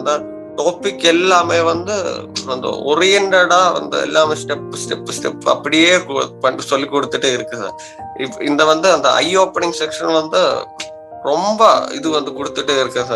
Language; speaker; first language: Tamil; non-native, learner; Malayalam